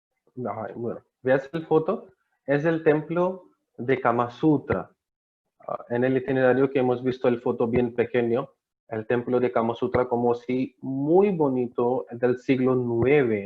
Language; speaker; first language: Spanish; non-native, learner; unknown